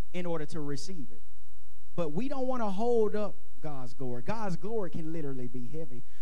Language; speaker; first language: English; native; English